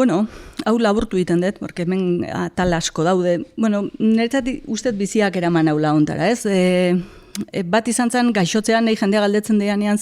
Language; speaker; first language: Basque; native; Basque